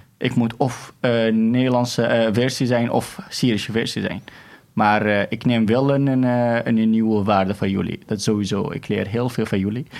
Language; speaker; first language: Dutch; non-native, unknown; Arabic